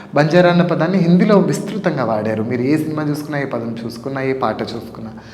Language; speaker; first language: Telugu; non-native, local second language; Lambadi